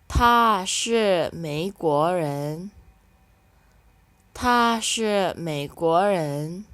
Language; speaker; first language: Chinese; non-native, learner; Indonesian